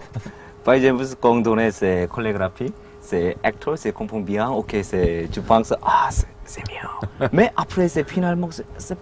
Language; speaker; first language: French; non-native, learner; Korean